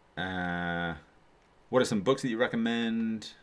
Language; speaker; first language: English; native; English